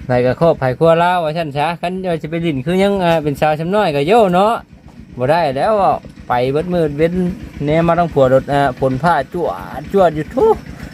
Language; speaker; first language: Thai; native; Thai